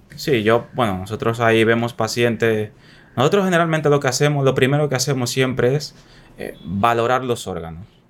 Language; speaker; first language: Spanish; native; Spanish